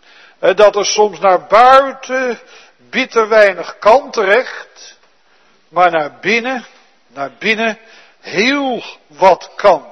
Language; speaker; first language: Dutch; native; Dutch